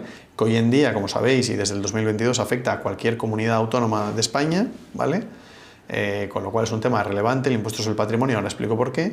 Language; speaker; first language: Spanish; native; Spanish